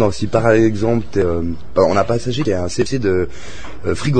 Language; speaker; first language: French; native; French